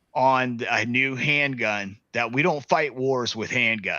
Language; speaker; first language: English; native; English